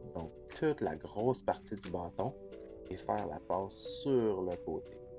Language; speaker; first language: French; native; French